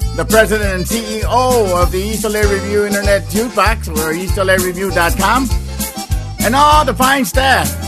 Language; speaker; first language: English; early bilingual, other home language; Spanish